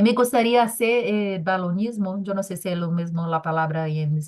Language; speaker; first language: Spanish; non-native, learner; Portuguese